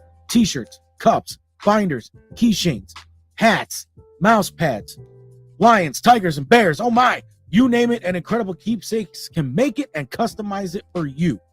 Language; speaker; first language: English; native; English